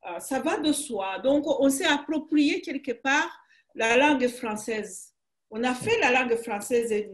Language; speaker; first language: French; non-native, local second language; Kinyarwanda